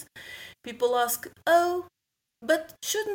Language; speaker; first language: English; non-native, fluent; Portuguese